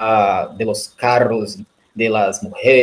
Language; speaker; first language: Spanish; non-native, learner; Portuguese